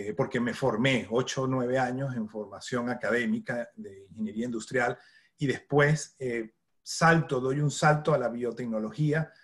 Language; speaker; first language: Spanish; native; Spanish